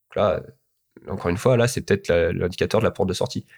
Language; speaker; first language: French; native; French